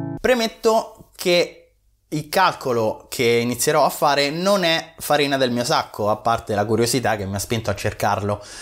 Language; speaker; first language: Italian; native; Italian